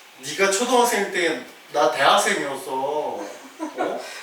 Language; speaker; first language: Korean; native; Korean